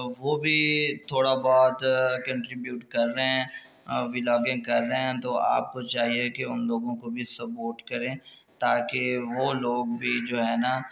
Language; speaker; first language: Urdu; non-native, local second language; Punjabi